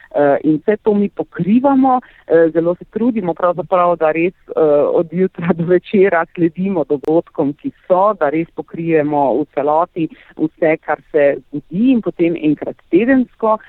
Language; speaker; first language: Slovenian; native; Slovenian